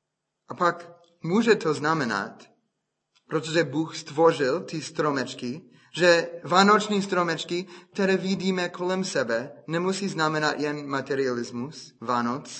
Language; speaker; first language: Czech; non-native, fluent; English